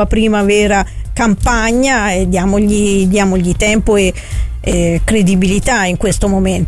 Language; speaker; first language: Italian; native; Italian